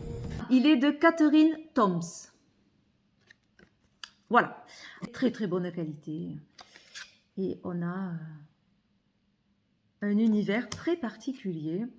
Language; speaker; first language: French; native; French